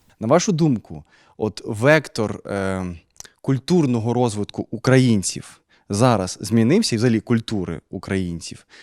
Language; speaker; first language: Ukrainian; native; Ukrainian